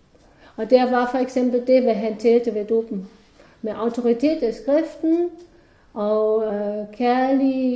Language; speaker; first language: Danish; non-native, fluent; German